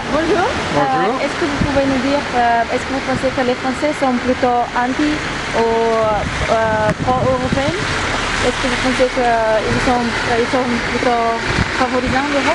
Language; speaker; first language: French; non-native, fluent; Spanish